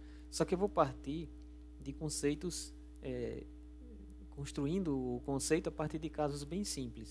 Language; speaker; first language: Portuguese; native; Portuguese